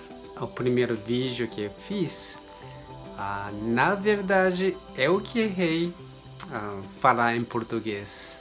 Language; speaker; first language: Portuguese; non-native, learner; Japanese